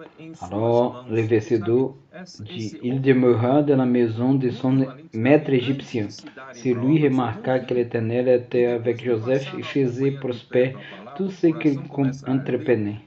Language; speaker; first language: French; non-native, learner; Portuguese